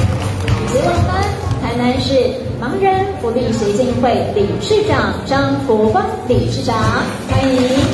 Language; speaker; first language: Chinese; native; Chinese